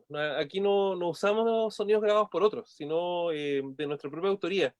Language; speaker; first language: Spanish; native; Spanish